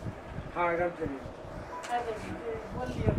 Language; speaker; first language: Hindi; native; Hindi